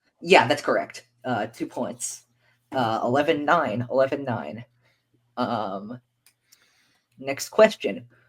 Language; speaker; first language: English; native; English